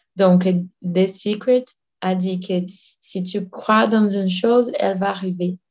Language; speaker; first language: French; non-native, learner; Portuguese